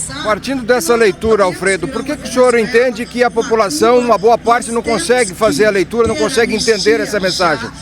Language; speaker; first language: Portuguese; native; Portuguese